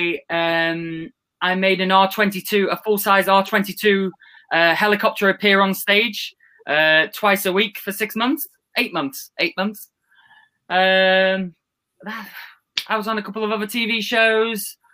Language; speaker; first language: English; native; English